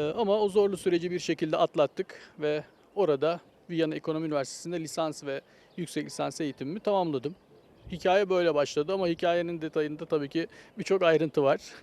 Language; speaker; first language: Turkish; native; Turkish